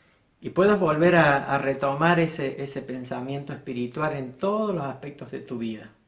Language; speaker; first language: Spanish; native; Spanish